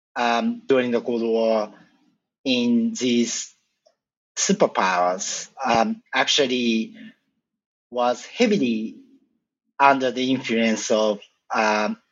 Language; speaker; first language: English; non-native, fluent; Japanese